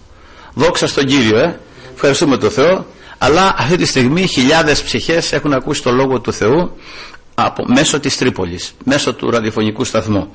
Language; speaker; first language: Greek; native; Greek